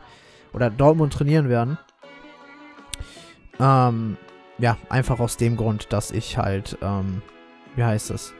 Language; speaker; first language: German; native; German